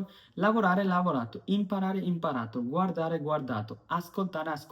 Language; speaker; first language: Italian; non-native, fluent; Bangla